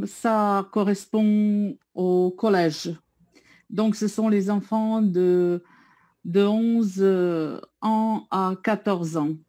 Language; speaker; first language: French; non-native, fluent; Serbian